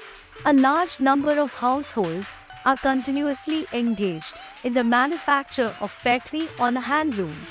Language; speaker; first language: English; non-native, local second language; Marathi